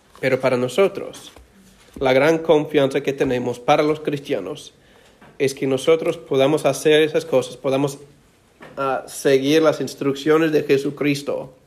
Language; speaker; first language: Spanish; non-native, fluent; English